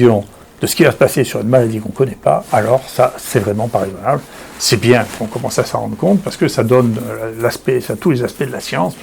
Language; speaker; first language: French; native; French